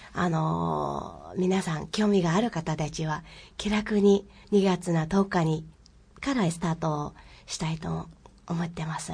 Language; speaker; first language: Japanese; non-native, fluent; Mongolian